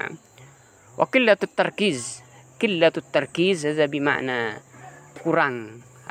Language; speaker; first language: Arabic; non-native, fluent; Indonesian